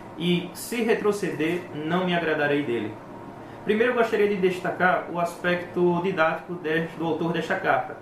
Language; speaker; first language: Portuguese; native; Portuguese